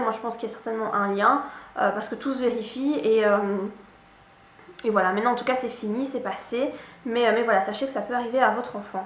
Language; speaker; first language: French; native; French